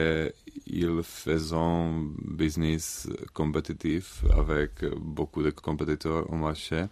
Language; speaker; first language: French; non-native, learner; Czech